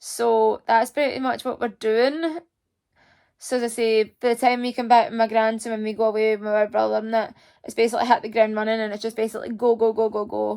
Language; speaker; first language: English; native; English